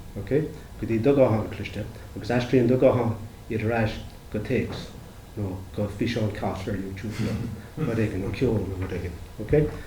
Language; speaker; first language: Irish; non-native, local second language; English